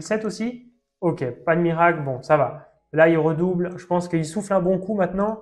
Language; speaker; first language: French; native; French